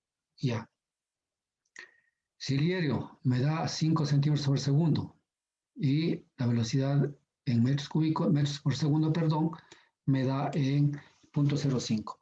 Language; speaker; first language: Spanish; native; Spanish